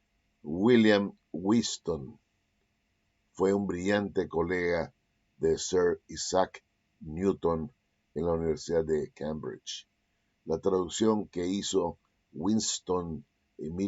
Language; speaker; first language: Spanish; native; Spanish